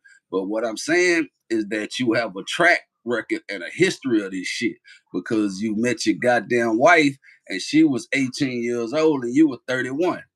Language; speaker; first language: English; native; English